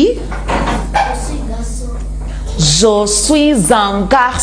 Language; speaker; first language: French; non-native, fluent; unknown